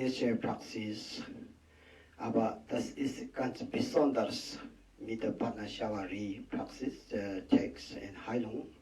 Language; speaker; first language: German; non-native, learner; Tibetan